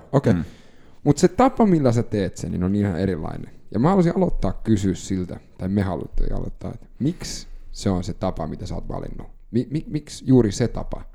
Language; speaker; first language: Finnish; non-native, local second language; Swedish